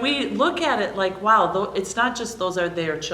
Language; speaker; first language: English; native; English